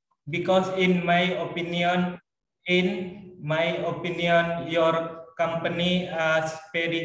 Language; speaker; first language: English; non-native, learner; Indonesian